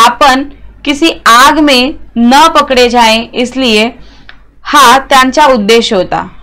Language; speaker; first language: Hindi; non-native, local second language; Marathi